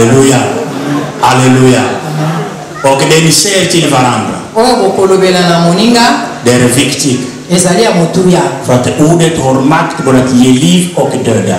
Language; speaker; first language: Swedish; non-native, learner; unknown